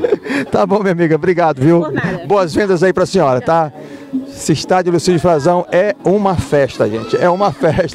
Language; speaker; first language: Portuguese; native; Portuguese